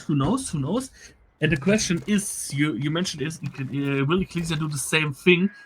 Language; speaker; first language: English; non-native, fluent; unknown